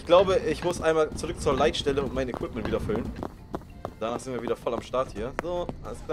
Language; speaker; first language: German; native; German